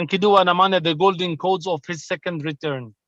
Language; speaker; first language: Indonesian; non-native, fluent; Arabic